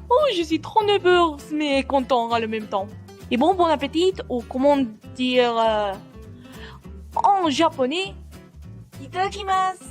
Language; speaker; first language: French; non-native, learner; Spanish